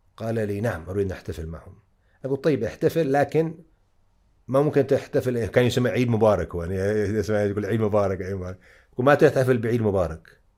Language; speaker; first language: Arabic; non-native, fluent; English